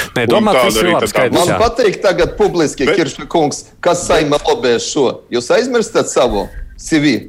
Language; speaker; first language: Latvian; non-native, local second language; Russian